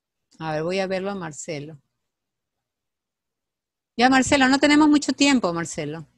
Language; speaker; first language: Spanish; native; Spanish